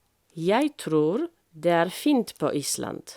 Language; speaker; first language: Norwegian; non-native, fluent; French